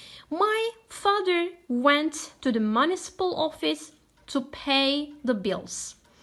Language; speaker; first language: English; non-native, fluent; Turkish